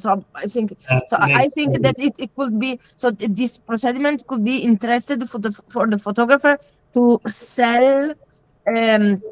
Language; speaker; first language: English; non-native, learner; Italian